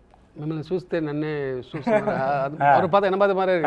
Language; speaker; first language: Telugu; non-native, learner; Tamil